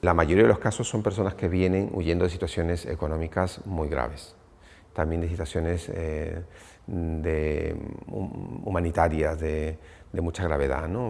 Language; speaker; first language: Spanish; native; Spanish